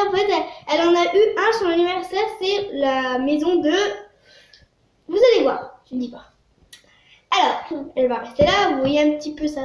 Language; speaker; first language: French; native; French